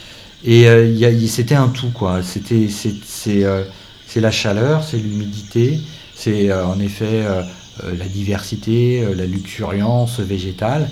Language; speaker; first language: French; native; French